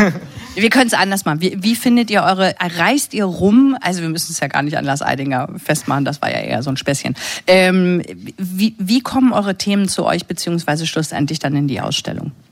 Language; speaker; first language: German; native; German